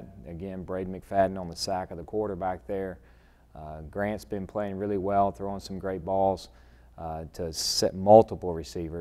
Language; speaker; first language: English; native; English